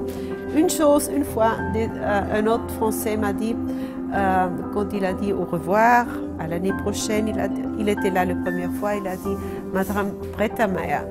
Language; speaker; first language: French; non-native, fluent; German